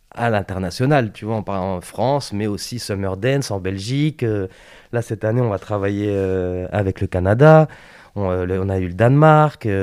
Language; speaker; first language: French; native; French